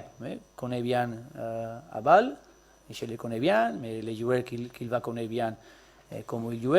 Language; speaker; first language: French; non-native, learner; Spanish